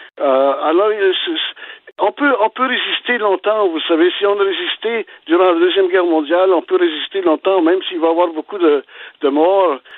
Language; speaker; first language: French; early bilingual, other home language; Ukrainian